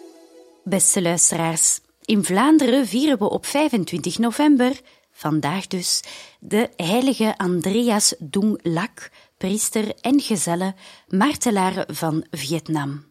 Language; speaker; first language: Dutch; native; Dutch